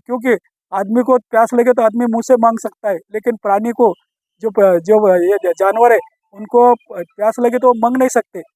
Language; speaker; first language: Hindi; non-native, local second language; Marathi